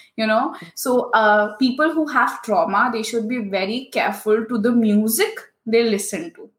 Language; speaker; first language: English; non-native, local second language; Hindi